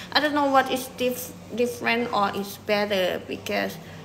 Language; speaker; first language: English; non-native, learner; Thai